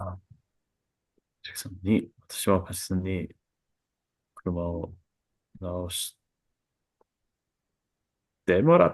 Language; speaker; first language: Japanese; non-native, learner; English